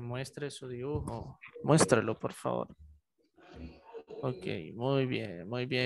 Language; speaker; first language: Spanish; native; Spanish